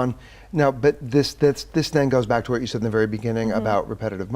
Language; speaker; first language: English; native; English